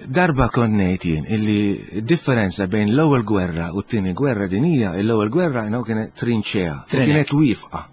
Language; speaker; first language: Maltese; early bilingual, heritage; Italian